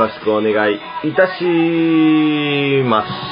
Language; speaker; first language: Japanese; native; Japanese